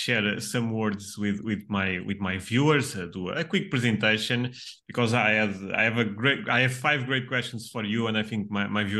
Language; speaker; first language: English; non-native, fluent; Portuguese